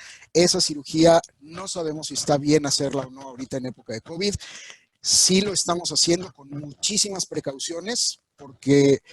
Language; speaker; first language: Spanish; native; Spanish